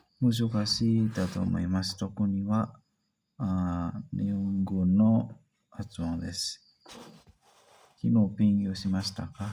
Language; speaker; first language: Japanese; non-native, learner; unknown